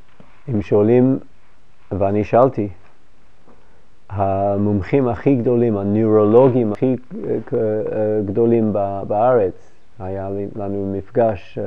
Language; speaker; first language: Hebrew; non-native, fluent; English